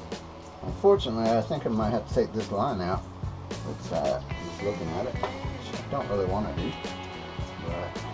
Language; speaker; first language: English; native; English